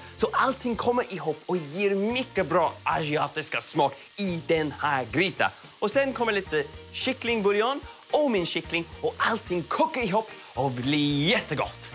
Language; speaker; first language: Swedish; non-native, learner; English